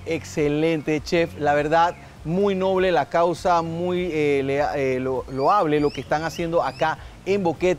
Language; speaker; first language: Spanish; native; Spanish